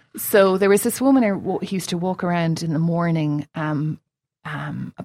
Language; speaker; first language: English; native; English